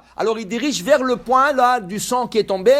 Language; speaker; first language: French; non-native, fluent; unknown